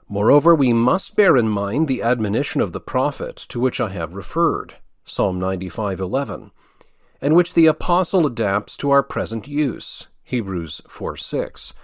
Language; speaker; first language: English; native; English